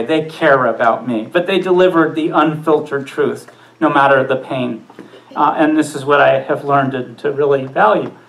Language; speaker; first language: English; native; English